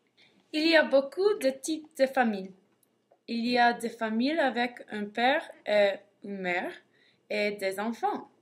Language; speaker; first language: French; non-native, learner; English